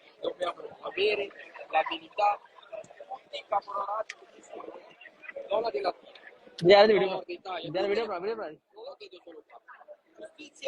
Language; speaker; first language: Italian; non-native, fluent; Punjabi